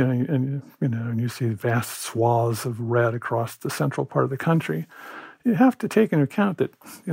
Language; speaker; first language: English; native; English